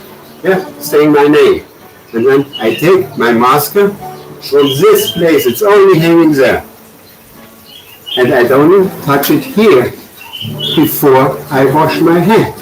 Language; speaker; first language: English; non-native, learner; German